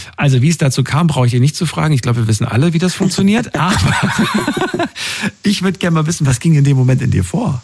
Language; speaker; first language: German; native; German